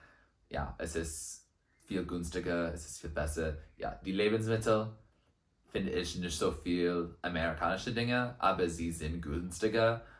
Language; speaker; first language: German; non-native, learner; English